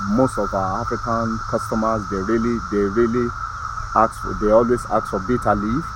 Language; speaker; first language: English; non-native, local second language; Yoruba